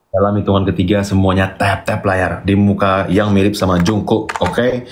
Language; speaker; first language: Indonesian; native; Indonesian